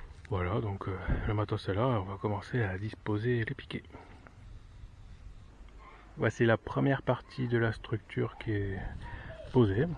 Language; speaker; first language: French; native; French